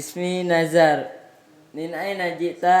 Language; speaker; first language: Arabic; non-native, learner; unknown